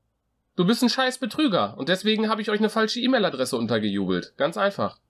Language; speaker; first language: German; native; German